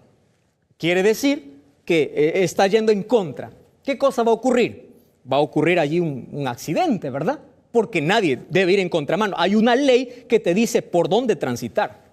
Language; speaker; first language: Spanish; native; Spanish